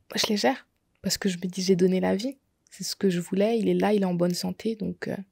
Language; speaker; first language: French; native; French